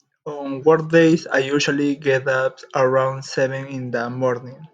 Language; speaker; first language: English; non-native, learner; Spanish